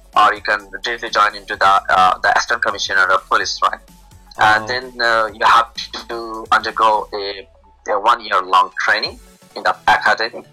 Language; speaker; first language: English; non-native, local second language; Bangla